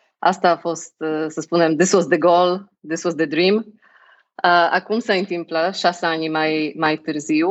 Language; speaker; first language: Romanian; non-native, fluent; Polish